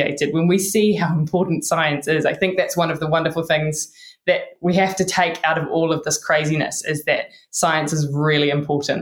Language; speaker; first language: English; native; English